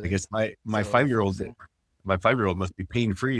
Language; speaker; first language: English; native; English